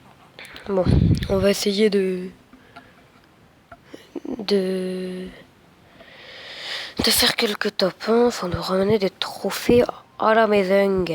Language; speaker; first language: French; native; French